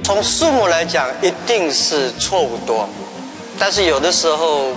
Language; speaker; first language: Chinese; native; Chinese